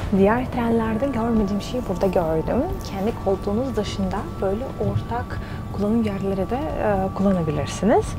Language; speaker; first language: Turkish; non-native, fluent; Russian